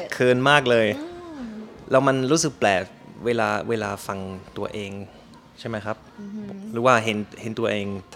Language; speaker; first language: Thai; non-native, fluent; German